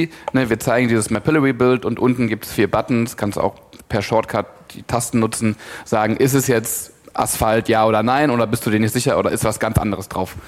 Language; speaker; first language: German; native; German